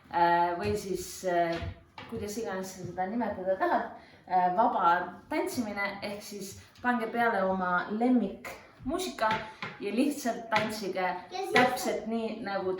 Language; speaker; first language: Estonian; native; Estonian